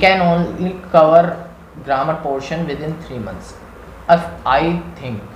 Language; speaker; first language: English; non-native, learner; Hindi